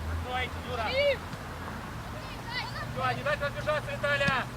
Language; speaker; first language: Russian; native; Russian